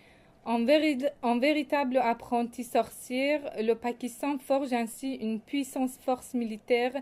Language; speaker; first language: French; non-native, fluent; Persian